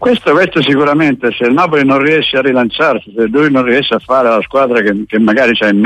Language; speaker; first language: Italian; native; Italian